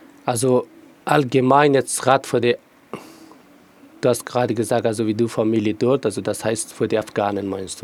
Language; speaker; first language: German; non-native, fluent; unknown